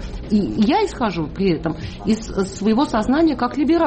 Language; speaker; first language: Russian; native; Russian